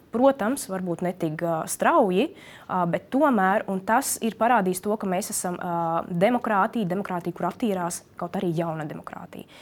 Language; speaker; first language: Latvian; native; Latvian